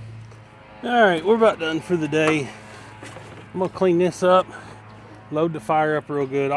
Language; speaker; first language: English; native; English